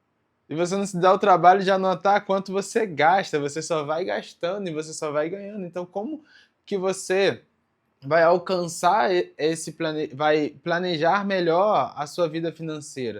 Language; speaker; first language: Portuguese; native; Portuguese